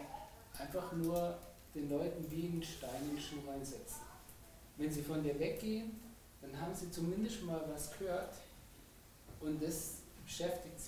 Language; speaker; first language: German; native; German